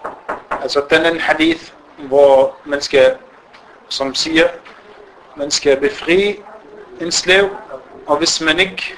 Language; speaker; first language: Danish; non-native, fluent; Arabic